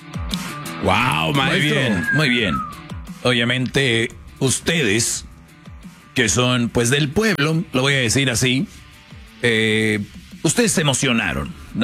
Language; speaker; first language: Spanish; native; Spanish